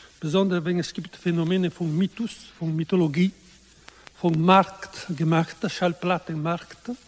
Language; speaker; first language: German; non-native, learner; Italian